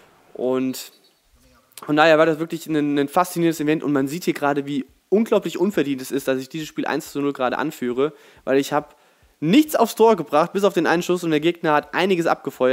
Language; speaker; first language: German; native; German